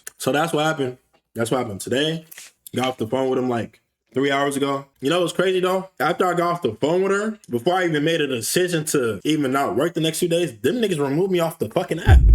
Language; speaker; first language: English; native; English